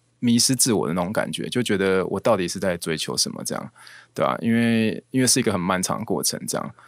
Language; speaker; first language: Chinese; native; Chinese